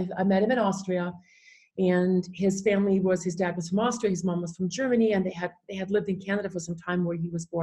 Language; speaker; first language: English; non-native, fluent; German